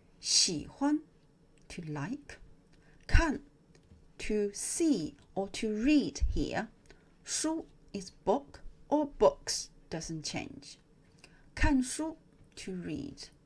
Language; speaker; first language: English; non-native, fluent; Chinese